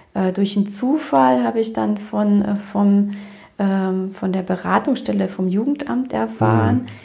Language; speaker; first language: German; early bilingual, other home language; Romanian